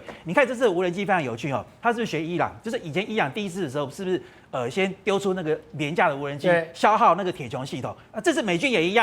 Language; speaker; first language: Chinese; native; Chinese